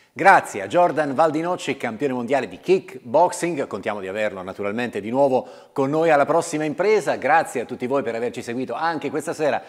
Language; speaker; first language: Italian; native; Italian